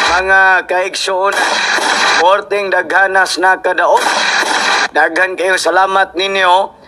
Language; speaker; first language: Cebuano; native; Cebuano